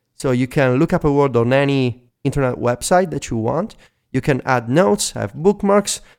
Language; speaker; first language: English; non-native, fluent; Italian